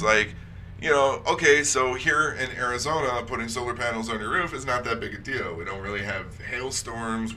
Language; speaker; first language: English; native; English